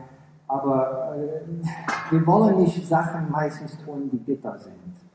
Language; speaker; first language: German; early bilingual, heritage; English